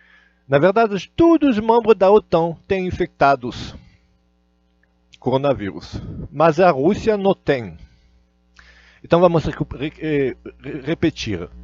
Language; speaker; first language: Portuguese; non-native, fluent; Russian